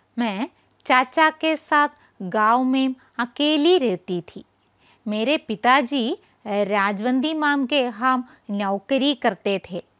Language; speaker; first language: Hindi; non-native, local second language; Malayalam